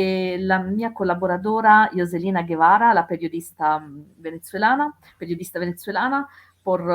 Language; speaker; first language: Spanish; non-native, learner; Italian